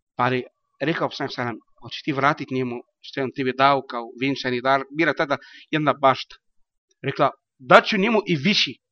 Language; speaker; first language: Bosnian; non-native, learner; Arabic